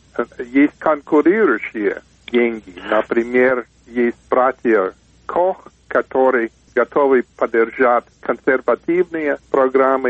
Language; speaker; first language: Russian; non-native, fluent; English